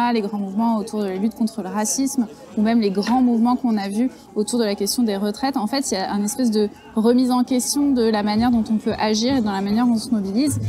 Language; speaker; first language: French; native; French